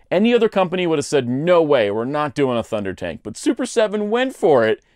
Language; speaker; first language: English; native; English